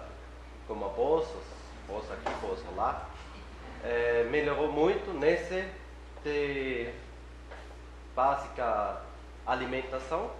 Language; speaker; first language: Portuguese; non-native, fluent; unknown